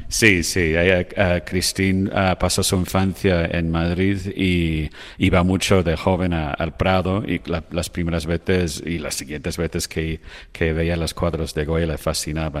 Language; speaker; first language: Spanish; non-native, fluent; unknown